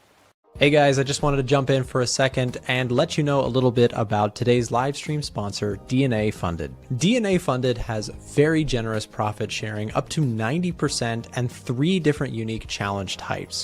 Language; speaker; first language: English; native; English